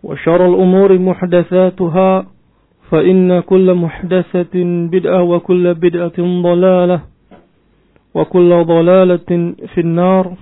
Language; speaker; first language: Arabic; non-native, fluent; Indonesian